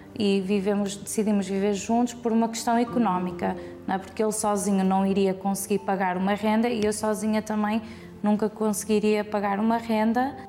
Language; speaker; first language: Portuguese; early bilingual, heritage; Portuguese